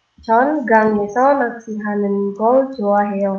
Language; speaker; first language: Korean; non-native, learner; Indonesian